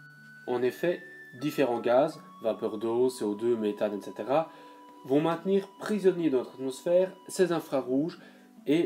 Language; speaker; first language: French; native; French